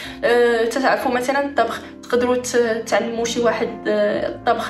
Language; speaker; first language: Arabic; native; Arabic